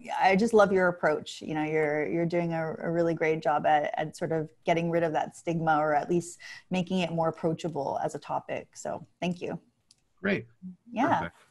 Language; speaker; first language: English; native; English